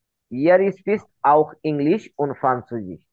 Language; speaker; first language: German; non-native, fluent; Bangla